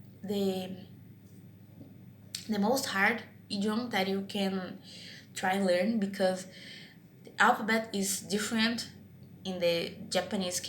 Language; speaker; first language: English; non-native, learner; Portuguese